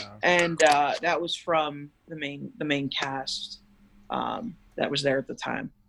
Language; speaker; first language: English; native; English